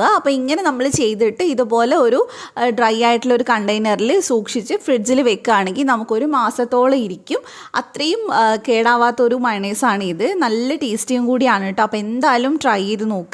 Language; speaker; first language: Malayalam; native; Malayalam